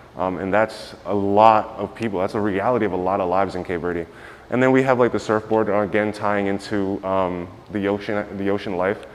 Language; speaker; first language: English; native; English